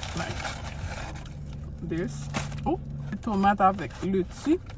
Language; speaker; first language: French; non-native, learner; Haitian Creole